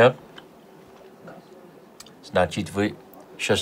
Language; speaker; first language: Russian; non-native, fluent; Dutch